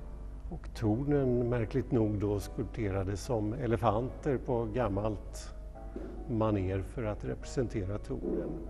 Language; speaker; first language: Swedish; native; Swedish